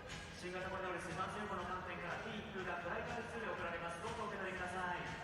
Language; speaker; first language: Japanese; native; Japanese